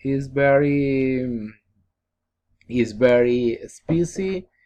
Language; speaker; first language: English; non-native, learner; Spanish